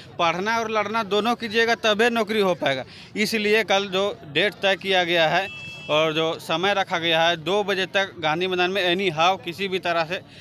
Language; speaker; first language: Hindi; non-native, local second language; Magahi